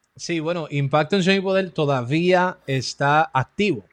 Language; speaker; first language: Spanish; early bilingual, heritage; Spanish